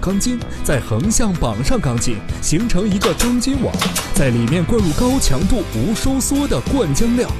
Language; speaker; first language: Chinese; native; Chinese